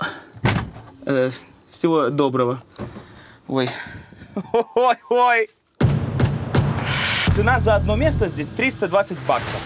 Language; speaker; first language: Russian; native; Russian